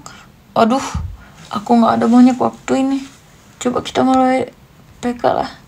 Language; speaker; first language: Indonesian; non-native, fluent; Turkish